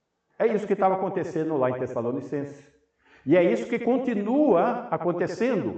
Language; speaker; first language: Portuguese; native; Portuguese